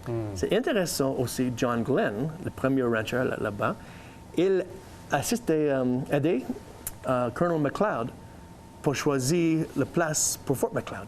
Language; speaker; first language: French; non-native, learner; English